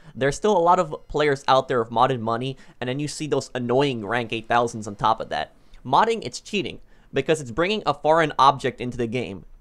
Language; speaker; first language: English; native; English